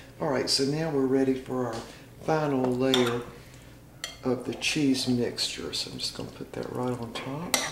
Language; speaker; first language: English; native; English